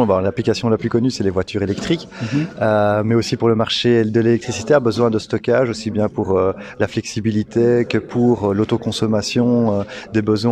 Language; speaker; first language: French; native; French